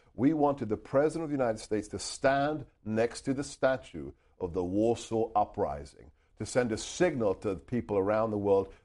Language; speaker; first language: English; non-native, local second language; Hungarian